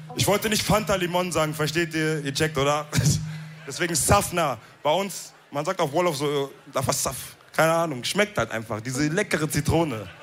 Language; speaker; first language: German; early bilingual, other home language; Wolof